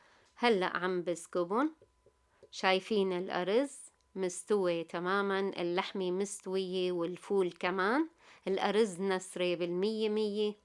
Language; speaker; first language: Arabic; native; Arabic